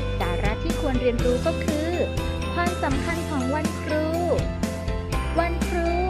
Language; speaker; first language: Thai; native; Thai